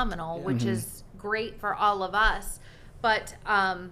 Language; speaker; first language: English; native; English